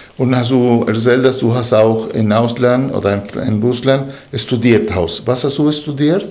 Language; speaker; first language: German; non-native, fluent; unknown